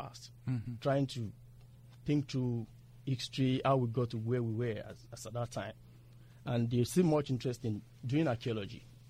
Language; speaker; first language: English; non-native, local second language; Yoruba